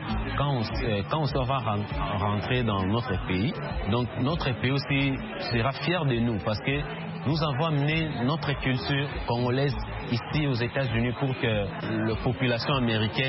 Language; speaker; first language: French; non-native, local second language; Lingala